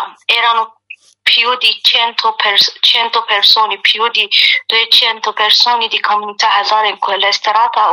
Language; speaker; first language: Italian; non-native, learner; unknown